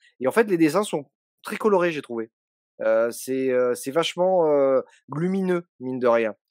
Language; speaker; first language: French; native; French